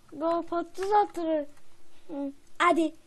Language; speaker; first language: Turkish; native; Turkish